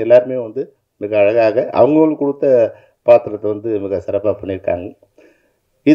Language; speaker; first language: Tamil; native; Tamil